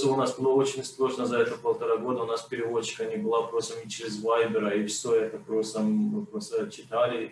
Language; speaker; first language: Russian; non-native, learner; Persian